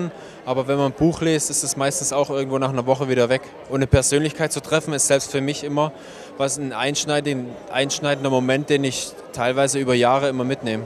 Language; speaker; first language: German; native; German